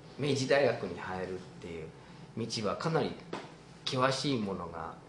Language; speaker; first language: Japanese; non-native, fluent; English